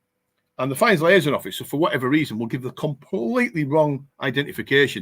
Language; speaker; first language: English; native; English